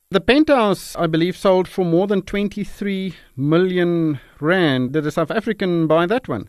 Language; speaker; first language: English; non-native, local second language; Afrikaans